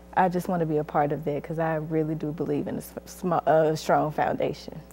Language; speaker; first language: English; native; English